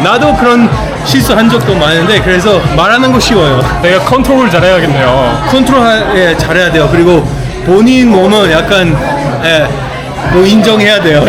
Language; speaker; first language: Korean; non-native, fluent; English